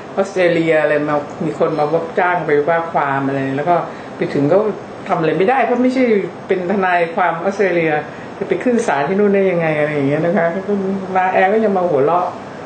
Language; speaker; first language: Thai; native; Thai